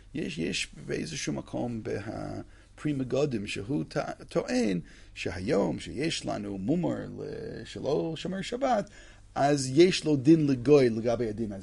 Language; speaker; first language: Hebrew; non-native, fluent; English